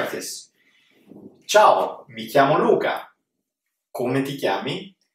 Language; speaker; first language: Italian; native; Italian